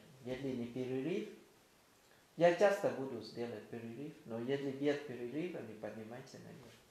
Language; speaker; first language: Russian; non-native, learner; Thai